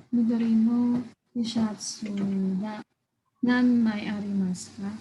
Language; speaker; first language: Japanese; non-native, learner; Filipino